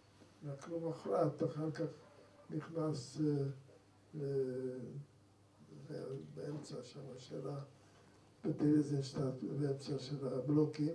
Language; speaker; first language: Hebrew; non-native, fluent; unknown